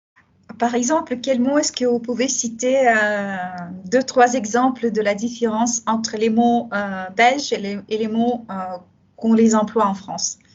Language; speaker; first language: French; non-native, fluent; Russian